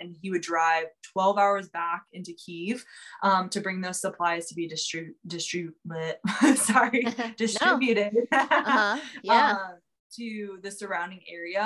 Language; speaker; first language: English; native; English